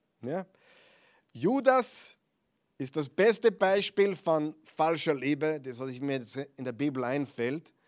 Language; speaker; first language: German; non-native, fluent; English